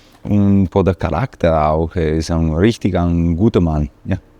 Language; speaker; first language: German; non-native, learner; Italian